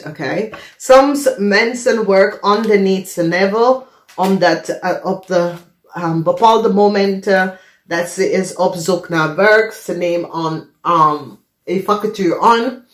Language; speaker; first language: Dutch; non-native, fluent; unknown